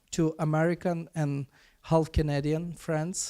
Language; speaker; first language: English; non-native, fluent; Ukrainian